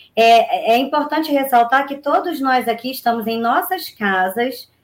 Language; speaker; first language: Portuguese; native; Portuguese